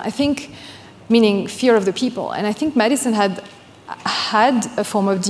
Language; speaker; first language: English; non-native, fluent; French